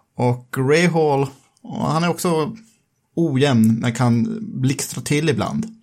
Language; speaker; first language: Swedish; native; Swedish